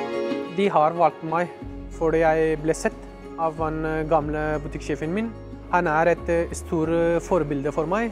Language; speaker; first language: Norwegian; non-native, fluent; Persian